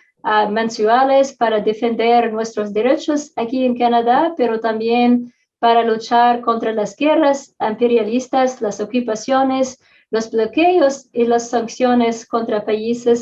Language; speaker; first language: Spanish; non-native, fluent; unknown